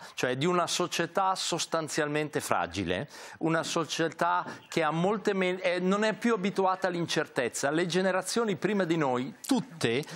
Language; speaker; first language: Italian; native; Italian